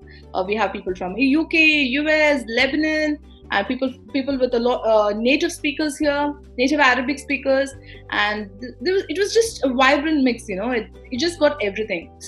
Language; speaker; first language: English; non-native, local second language; Tamil